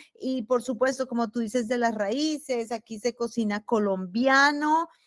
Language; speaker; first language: Spanish; native; Spanish